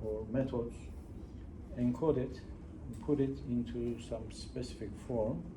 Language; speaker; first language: English; non-native, fluent; Turkish